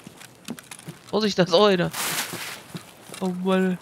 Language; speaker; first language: German; native; German